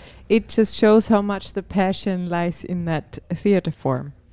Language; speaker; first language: English; non-native, fluent; German